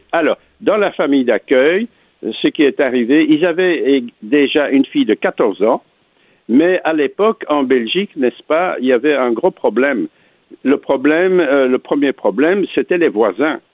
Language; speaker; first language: French; native; French